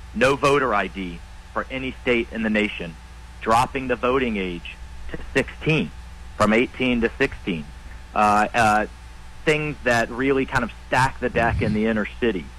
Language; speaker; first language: English; native; English